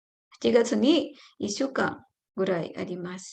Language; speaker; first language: Japanese; non-native, fluent; Indonesian